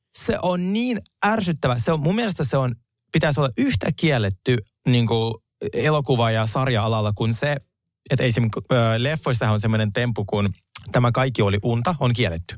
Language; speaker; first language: Finnish; early bilingual, other home language; Russian